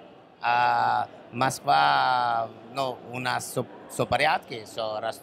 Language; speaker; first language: Russian; non-native, learner; Italian